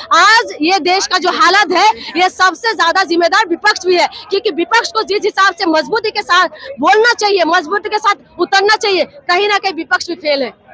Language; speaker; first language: Hindi; non-native, local second language; Assamese